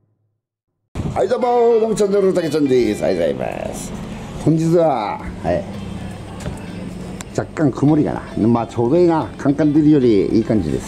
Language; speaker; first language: Japanese; native; Japanese